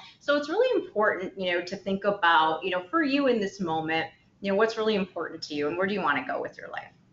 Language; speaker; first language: English; native; English